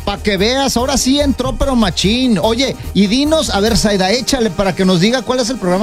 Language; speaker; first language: Spanish; native; Spanish